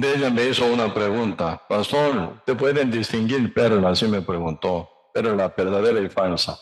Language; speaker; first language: Spanish; non-native, learner; Korean